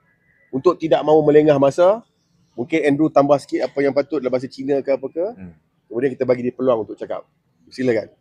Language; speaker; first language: Malay; native; Malay